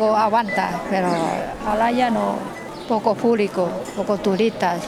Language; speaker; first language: Spanish; non-native, learner; Thai